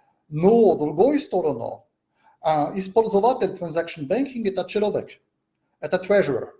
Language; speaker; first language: Russian; non-native, fluent; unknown